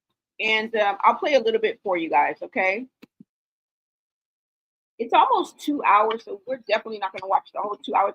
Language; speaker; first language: English; native; English